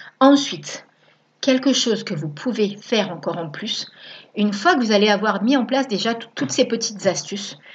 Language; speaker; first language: French; native; French